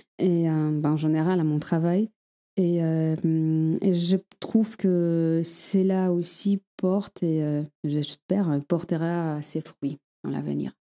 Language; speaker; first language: French; non-native, fluent; Polish